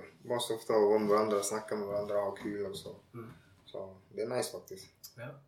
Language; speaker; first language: Swedish; early bilingual, other home language; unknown